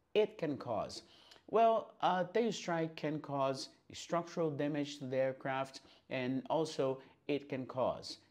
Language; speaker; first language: English; non-native, fluent; Portuguese